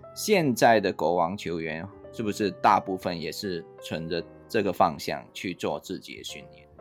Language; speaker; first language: Chinese; non-native, fluent; Cantonese